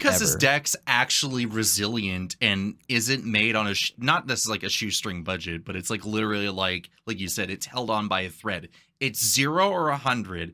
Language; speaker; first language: English; native; English